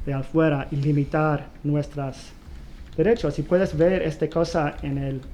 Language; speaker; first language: Spanish; non-native, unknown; English